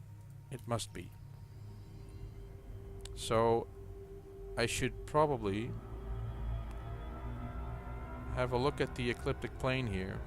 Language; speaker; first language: English; native; English